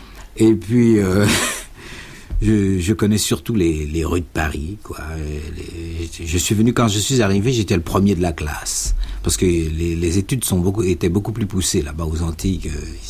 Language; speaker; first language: French; native; French